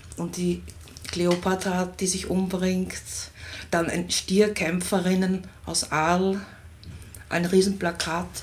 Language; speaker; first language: German; native; German